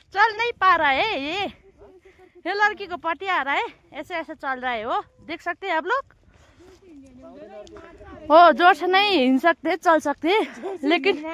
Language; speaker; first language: Hindi; non-native, local second language; Nepali